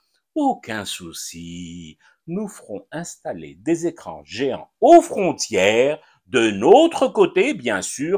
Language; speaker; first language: French; non-native, local second language; Arabic